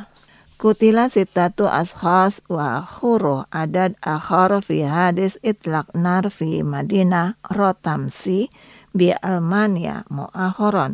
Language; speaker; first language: Arabic; non-native, fluent; Indonesian